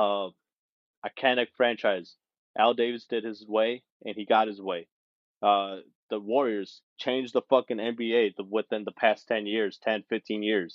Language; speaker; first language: English; native; English